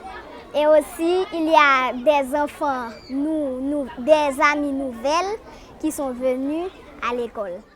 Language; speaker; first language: French; non-native, local second language; Haitian Creole